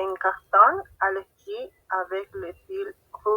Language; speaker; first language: French; non-native, learner; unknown